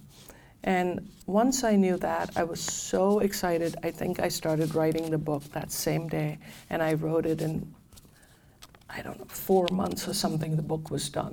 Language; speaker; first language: English; non-native, local second language; Gujarati